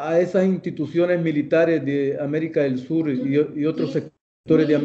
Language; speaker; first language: Spanish; native; Spanish